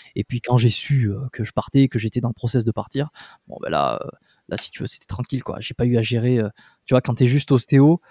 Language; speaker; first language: French; native; French